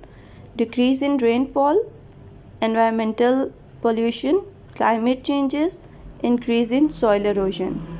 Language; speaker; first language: English; non-native, local second language; Urdu